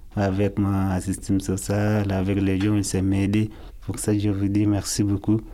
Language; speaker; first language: French; non-native, learner; Arabic